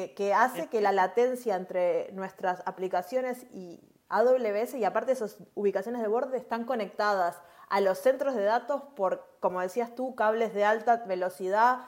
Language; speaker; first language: Spanish; native; Spanish